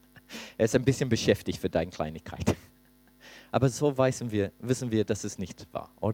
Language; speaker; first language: German; non-native, fluent; English